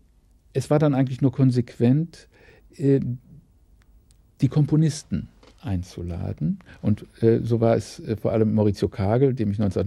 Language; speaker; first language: German; native; German